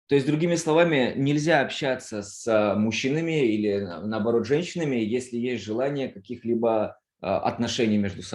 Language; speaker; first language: Russian; native; Russian